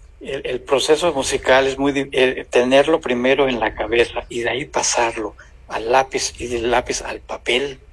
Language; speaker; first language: Spanish; native; Spanish